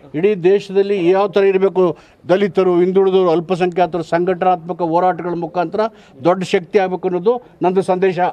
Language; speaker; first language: Kannada; native; Kannada